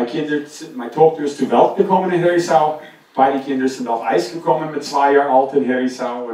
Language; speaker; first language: German; non-native, fluent; English